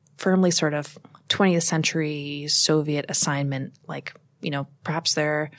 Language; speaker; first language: English; native; English